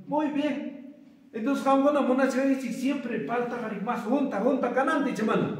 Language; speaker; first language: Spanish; non-native, local second language; Quechua